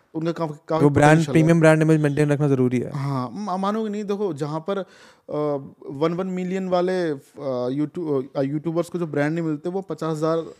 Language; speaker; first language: Hindi; native; Hindi